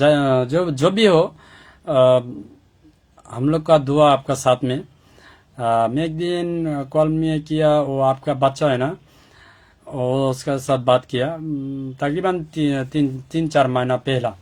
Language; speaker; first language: Hindi; non-native, learner; Bangla